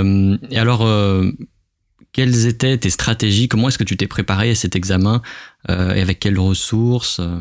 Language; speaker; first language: French; native; French